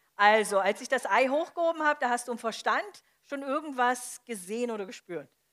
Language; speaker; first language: German; native; German